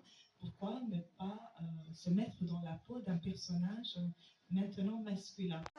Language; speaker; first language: French; non-native, local second language; Arabic